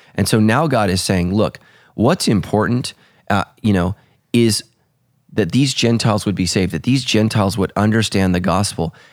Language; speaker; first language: English; early bilingual, other home language; Italian